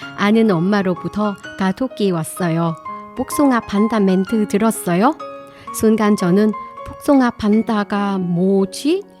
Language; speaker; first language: Korean; non-native, fluent; Vietnamese